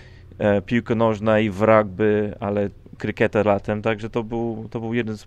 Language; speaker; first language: Polish; non-native, fluent; English